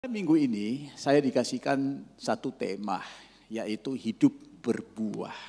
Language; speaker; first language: Indonesian; non-native, fluent; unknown